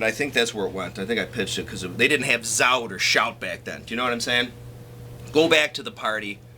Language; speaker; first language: English; native; English